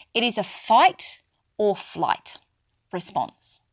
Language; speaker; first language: English; native; English